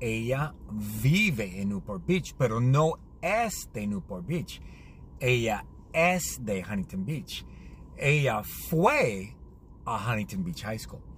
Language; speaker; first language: Spanish; non-native, learner; English